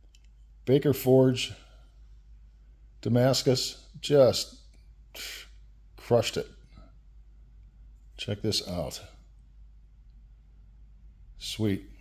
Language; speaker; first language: English; native; English